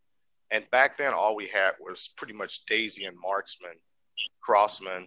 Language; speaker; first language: English; native; English